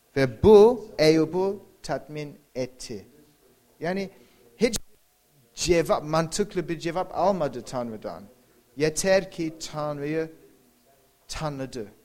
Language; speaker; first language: Turkish; non-native, fluent; English